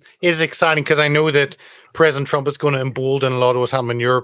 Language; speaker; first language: English; native; English